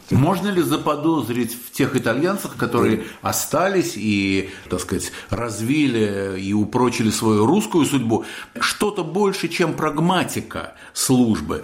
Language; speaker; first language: Russian; native; Russian